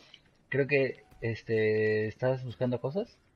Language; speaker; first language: Spanish; non-native, fluent; Portuguese